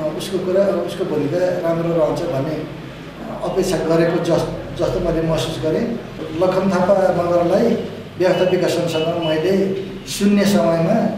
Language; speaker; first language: Nepali; non-native, local second language; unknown